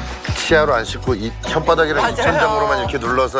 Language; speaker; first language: Korean; native; Korean